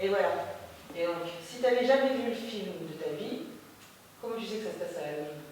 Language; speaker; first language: French; native; French